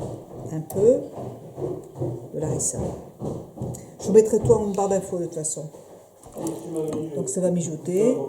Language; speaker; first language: French; native; French